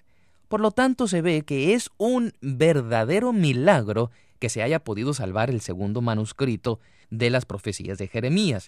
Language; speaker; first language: Spanish; native; Spanish